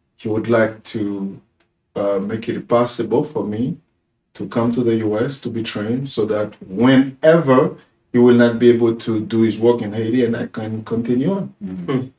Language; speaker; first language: English; non-native, fluent; Haitian Creole